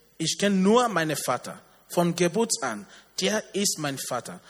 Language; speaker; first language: German; non-native, learner; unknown